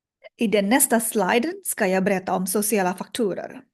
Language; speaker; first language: Swedish; non-native, learner; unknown